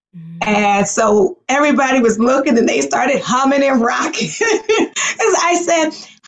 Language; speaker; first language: English; native; English